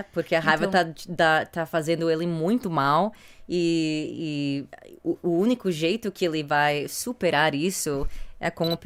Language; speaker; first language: Portuguese; non-native, fluent; English